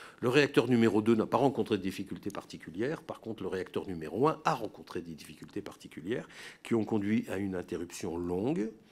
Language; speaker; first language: French; native; French